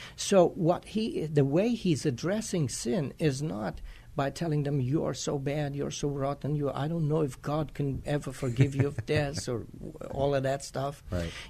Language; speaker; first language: English; non-native, fluent; Romanian